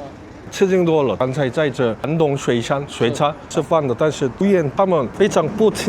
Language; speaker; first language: Chinese; non-native, learner; Korean